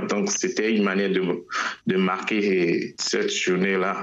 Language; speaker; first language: French; non-native, fluent; Yoruba